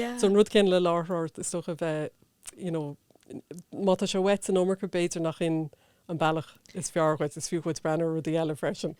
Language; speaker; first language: Irish; non-native, local second language; English